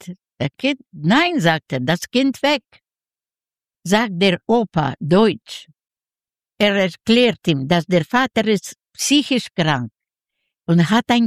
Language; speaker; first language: German; non-native, learner; Yiddish